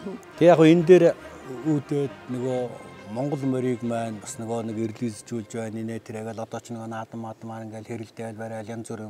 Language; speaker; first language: Mongolian; native; Mongolian